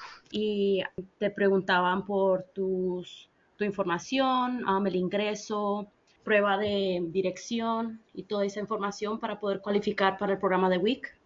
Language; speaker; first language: Spanish; early bilingual, heritage; Spanish